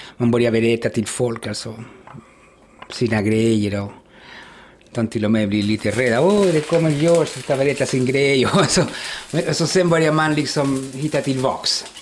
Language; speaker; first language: Swedish; non-native, fluent; Spanish